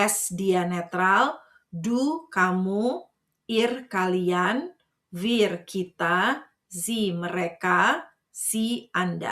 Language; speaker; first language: German; non-native, fluent; Indonesian